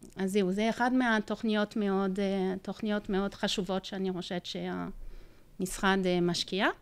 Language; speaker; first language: Hebrew; non-native, fluent; French